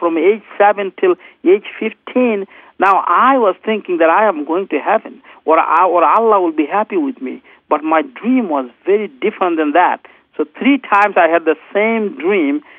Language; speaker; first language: English; non-native, local second language; Bangla